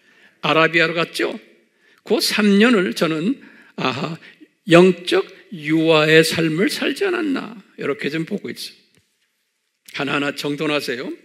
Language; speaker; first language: Korean; native; Korean